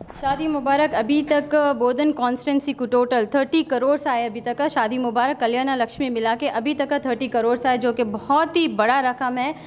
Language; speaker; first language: Hindi; non-native, local second language; Urdu